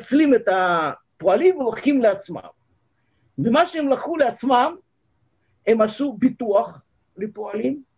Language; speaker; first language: Hebrew; non-native, fluent; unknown